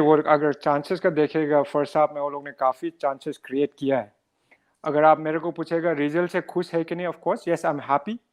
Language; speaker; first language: Hindi; non-native, local second language; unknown